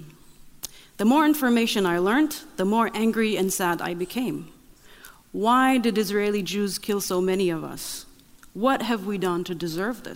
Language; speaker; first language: English; non-native, fluent; Arabic